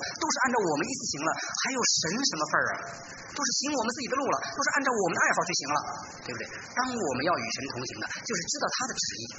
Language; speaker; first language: Chinese; native; Chinese